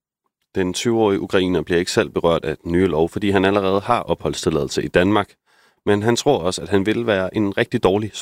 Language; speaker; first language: Danish; native; Danish